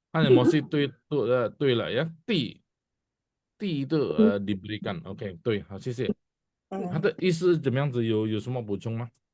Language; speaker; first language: Chinese; non-native, fluent; Indonesian